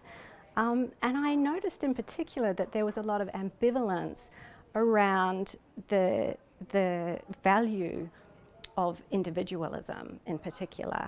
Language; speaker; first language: English; native; English